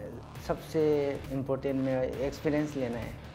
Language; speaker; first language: Hindi; non-native, local second language; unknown